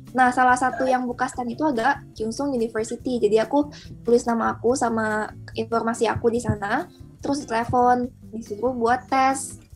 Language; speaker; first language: Indonesian; native; Indonesian